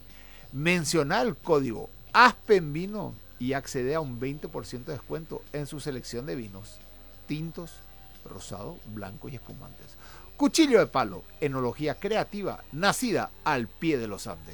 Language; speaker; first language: Spanish; native; Spanish